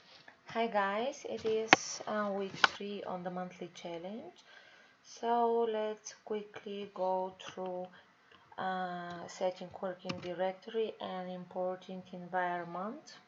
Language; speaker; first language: English; non-native, fluent; Bulgarian